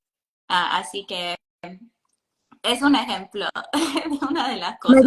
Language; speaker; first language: Spanish; non-native, fluent; English